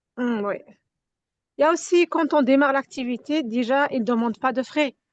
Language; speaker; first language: French; non-native, local second language; Arabic